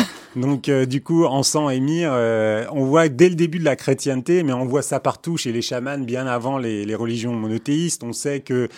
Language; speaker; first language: French; early bilingual, other home language; Armenian